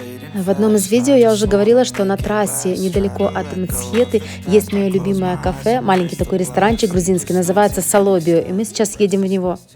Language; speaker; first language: Russian; native; Russian